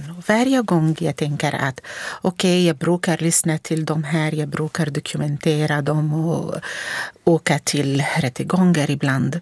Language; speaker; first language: Swedish; non-native, fluent; Arabic